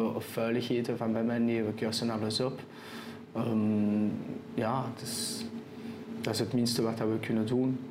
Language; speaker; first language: Dutch; non-native, local second language; French